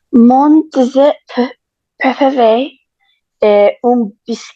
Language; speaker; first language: French; non-native, learner; English